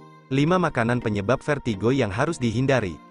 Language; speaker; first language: Indonesian; native; Indonesian